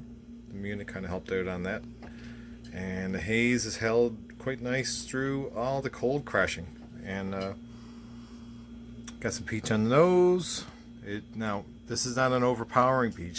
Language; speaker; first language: English; native; English